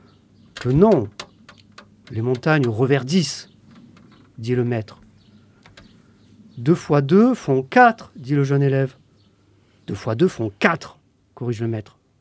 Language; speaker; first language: French; native; French